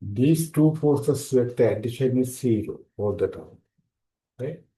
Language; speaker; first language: English; non-native, local second language; Sinhala